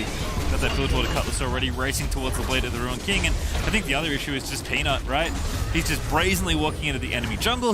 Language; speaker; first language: English; native; English